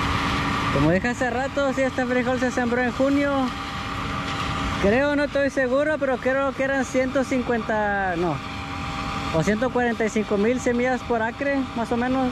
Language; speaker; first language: Spanish; native; Spanish